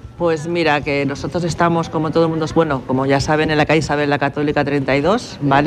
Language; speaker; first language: Spanish; native; Spanish